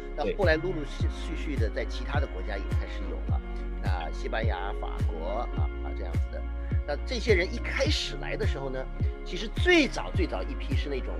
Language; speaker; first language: Chinese; native; Chinese